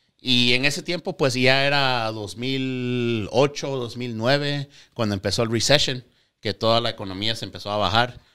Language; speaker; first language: Spanish; early bilingual, heritage; Spanish